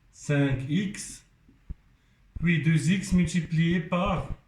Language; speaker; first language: French; non-native, local second language; Arabic